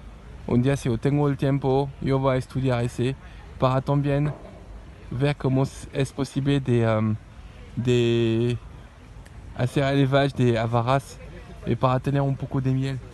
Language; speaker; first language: Spanish; non-native, learner; French